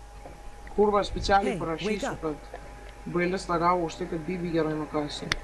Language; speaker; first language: Lithuanian; native; Lithuanian